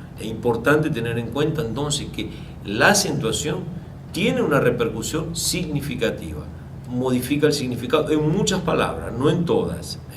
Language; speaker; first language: Spanish; non-native, fluent; Portuguese